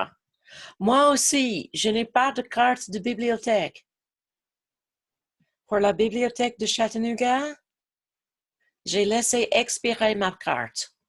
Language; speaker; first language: French; non-native, fluent; English